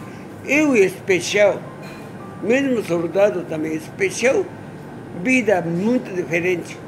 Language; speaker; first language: Portuguese; non-native, learner; Japanese